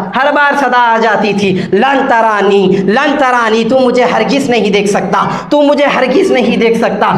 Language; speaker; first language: Urdu; native; Urdu